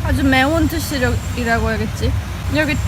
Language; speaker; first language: Korean; non-native, fluent; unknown